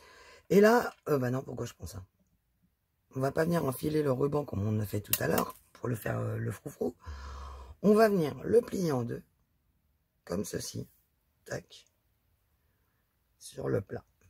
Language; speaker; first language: French; native; French